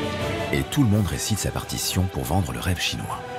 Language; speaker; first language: French; native; French